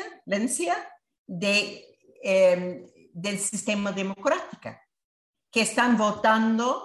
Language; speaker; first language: Spanish; non-native, fluent; English